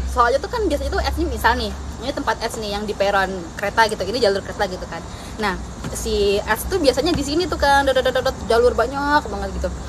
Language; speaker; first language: Indonesian; native; Indonesian